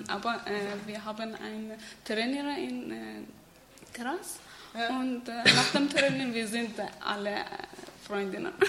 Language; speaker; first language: German; non-native, learner; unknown